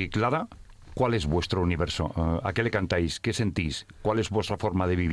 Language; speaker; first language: Spanish; native; Spanish